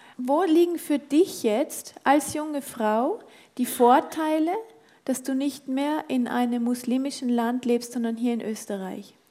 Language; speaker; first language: German; native; German